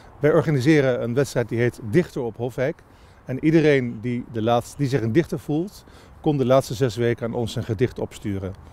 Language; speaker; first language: Dutch; native; Dutch